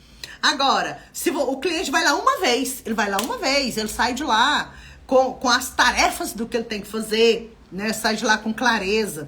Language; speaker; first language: Portuguese; native; Portuguese